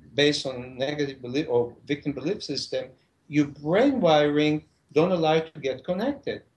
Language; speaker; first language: English; non-native, fluent; Hebrew